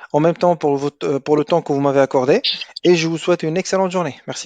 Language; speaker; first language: French; non-native, local second language; Arabic